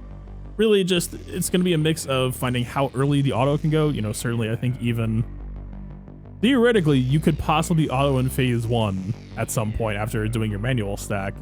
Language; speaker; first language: English; native; English